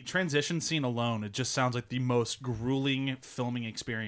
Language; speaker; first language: English; native; English